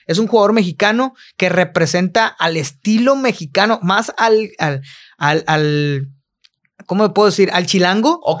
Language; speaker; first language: Spanish; native; Spanish